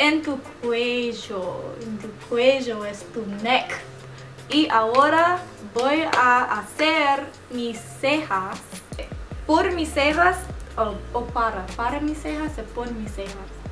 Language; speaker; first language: Spanish; non-native, learner; English